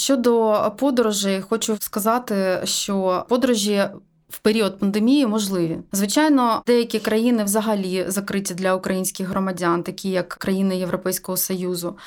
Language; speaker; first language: Ukrainian; native; Ukrainian